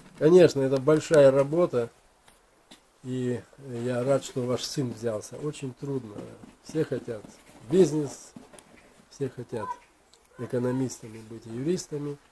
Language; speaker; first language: Russian; native; Russian